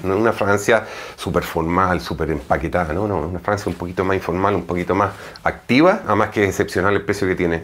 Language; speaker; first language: Spanish; native; Spanish